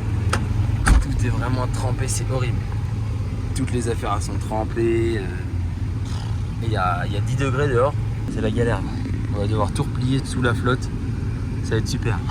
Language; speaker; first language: French; native; French